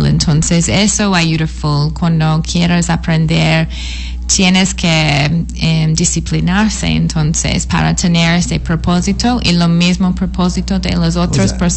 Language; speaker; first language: Spanish; non-native, fluent; English